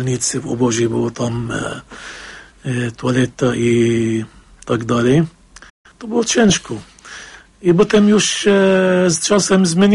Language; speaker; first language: Polish; non-native, fluent; Arabic